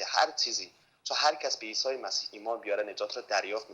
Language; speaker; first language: Persian; native; Persian